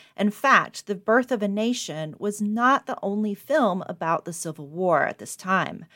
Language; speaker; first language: English; native; English